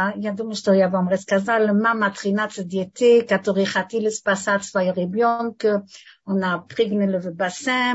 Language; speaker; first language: Russian; non-native, fluent; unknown